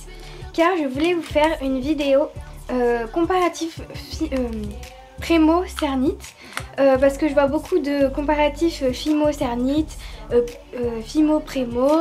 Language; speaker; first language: French; native; French